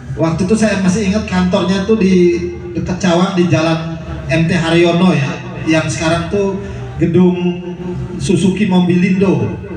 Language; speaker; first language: Indonesian; native; Indonesian